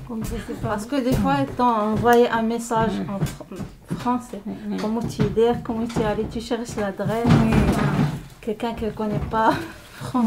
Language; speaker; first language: French; non-native, learner; Arabic